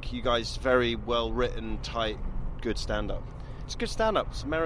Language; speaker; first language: English; native; English